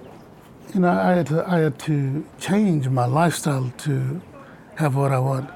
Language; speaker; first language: English; non-native, local second language; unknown